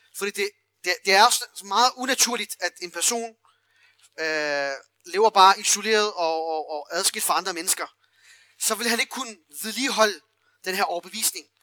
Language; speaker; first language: Danish; early bilingual, other home language; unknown